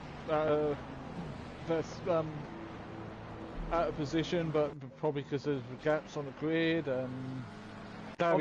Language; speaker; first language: English; native; English